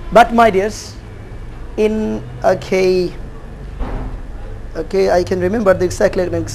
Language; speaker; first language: English; non-native, fluent; Bangla